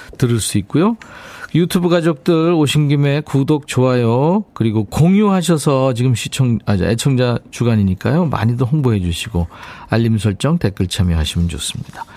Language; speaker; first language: Korean; native; Korean